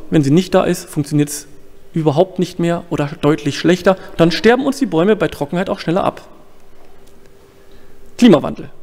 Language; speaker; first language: German; native; German